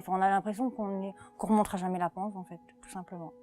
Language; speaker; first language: French; native; French